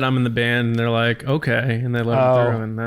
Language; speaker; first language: English; native; English